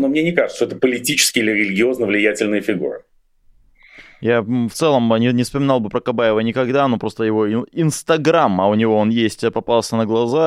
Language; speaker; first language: Russian; native; Russian